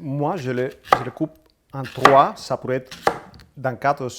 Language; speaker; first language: French; non-native, fluent; Spanish